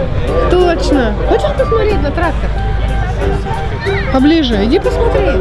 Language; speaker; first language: Russian; native; Russian